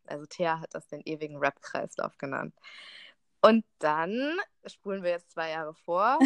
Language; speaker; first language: German; native; German